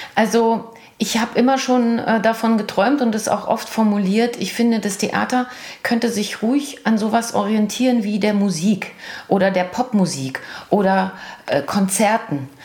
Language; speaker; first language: German; early bilingual, other home language; Croatian